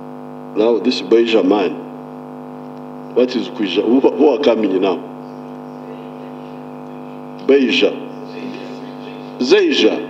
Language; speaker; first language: English; non-native, local second language; Nyankole